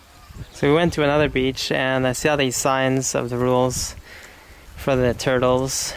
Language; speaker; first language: English; native; English